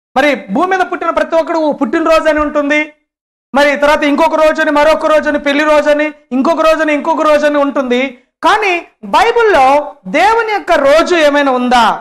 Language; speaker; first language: Telugu; non-native, local second language; Lambadi